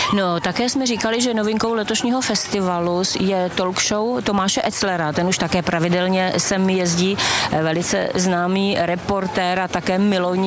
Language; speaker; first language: Czech; native; Czech